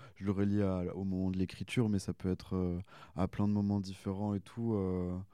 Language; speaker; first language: French; native; French